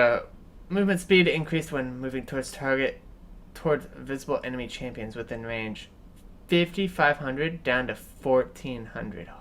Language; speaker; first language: English; native; English